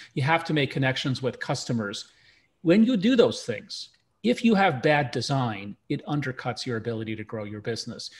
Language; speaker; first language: English; early bilingual, other home language; Russian